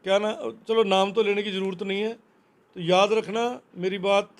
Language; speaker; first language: Hindi; non-native, local second language; Punjabi